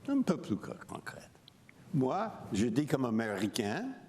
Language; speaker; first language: French; non-native, fluent; English